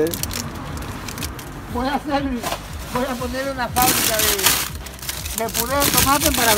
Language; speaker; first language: Spanish; native; Spanish